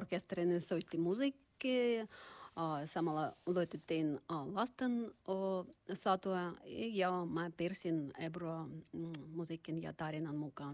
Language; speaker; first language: Finnish; non-native, learner; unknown